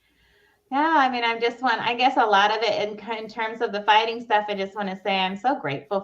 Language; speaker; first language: English; native; English